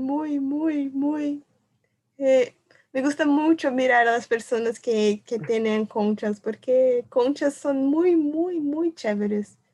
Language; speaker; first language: Spanish; non-native, learner; Portuguese